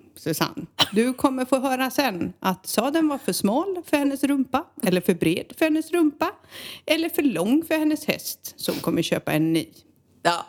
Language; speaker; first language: Swedish; native; Swedish